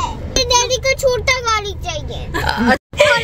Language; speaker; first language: Hindi; early bilingual, heritage; Hindi